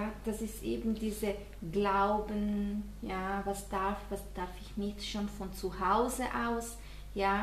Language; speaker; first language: German; non-native, fluent; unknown